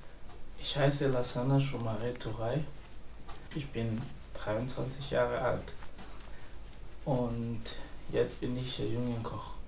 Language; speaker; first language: German; non-native, learner; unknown